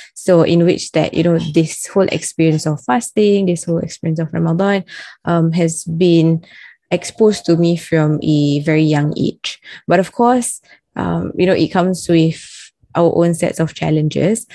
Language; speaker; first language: English; non-native, local second language; Malay